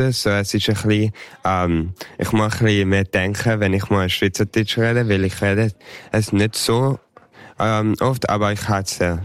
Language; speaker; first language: German; early bilingual, heritage; English